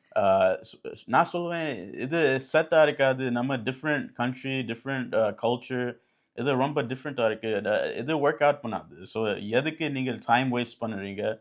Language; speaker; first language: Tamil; early bilingual, heritage; English